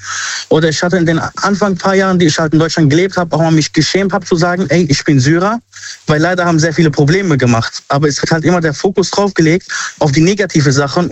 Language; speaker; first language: German; early bilingual, other home language; Arabic